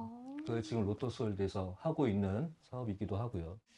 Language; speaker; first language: Korean; native; Korean